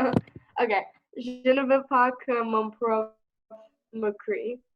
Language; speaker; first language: French; non-native, learner; English